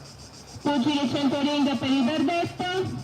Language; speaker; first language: Italian; native; Italian